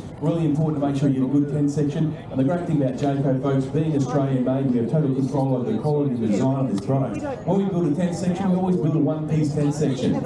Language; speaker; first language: English; native; English